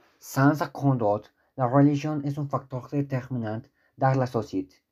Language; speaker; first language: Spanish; non-native, learner; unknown